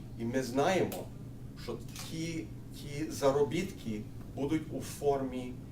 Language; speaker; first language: Ukrainian; early bilingual, heritage; Ukrainian